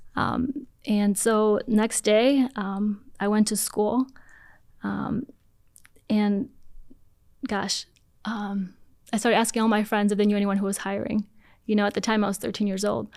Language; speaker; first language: English; early bilingual, other home language; Polish